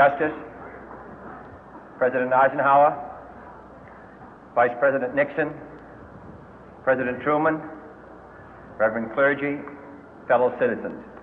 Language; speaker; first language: English; native; English